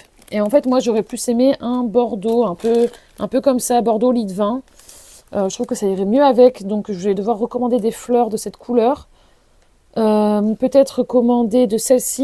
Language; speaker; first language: French; native; French